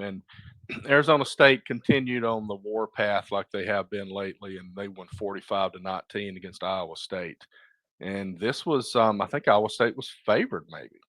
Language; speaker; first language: English; native; English